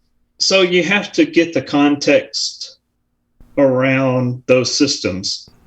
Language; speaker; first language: English; native; English